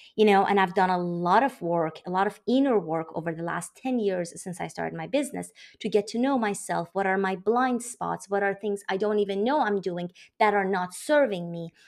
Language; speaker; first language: English; non-native, fluent; Persian